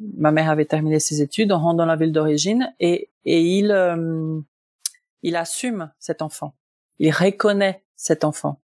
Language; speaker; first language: French; non-native, fluent; Portuguese